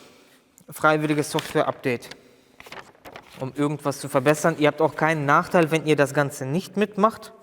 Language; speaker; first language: German; native; German